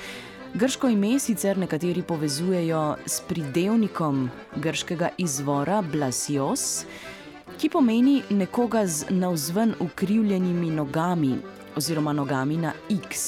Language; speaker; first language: Slovenian; native; Slovenian